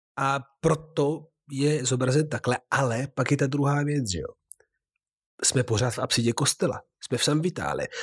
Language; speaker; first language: Czech; native; Czech